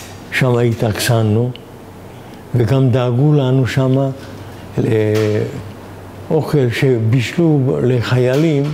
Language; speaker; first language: Hebrew; non-native, fluent; Hungarian